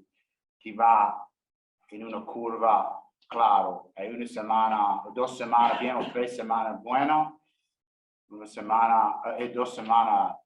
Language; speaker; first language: Spanish; non-native, learner; English